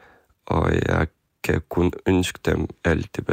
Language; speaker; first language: Danish; non-native, fluent; Ukrainian